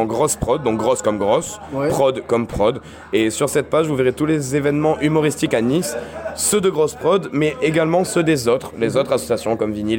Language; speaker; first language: French; native; French